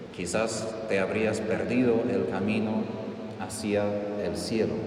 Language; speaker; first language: Spanish; non-native, fluent; English